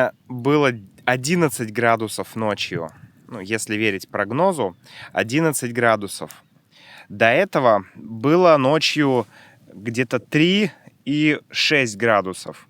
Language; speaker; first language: Russian; native; Russian